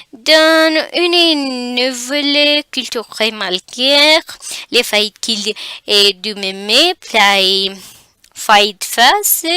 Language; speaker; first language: French; non-native, learner; Spanish